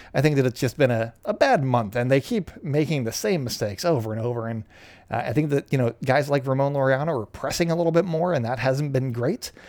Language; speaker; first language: English; native; English